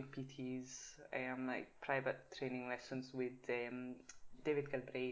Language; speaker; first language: English; non-native, fluent; Italian